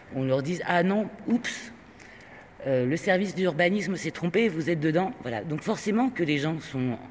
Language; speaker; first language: French; non-native, fluent; Spanish